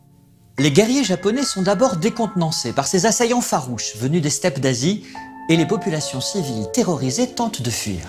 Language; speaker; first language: French; native; French